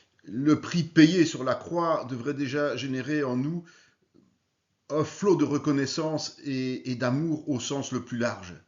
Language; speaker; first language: French; native; French